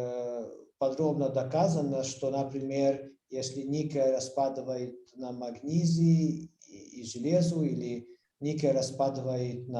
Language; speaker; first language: Russian; non-native, fluent; Hungarian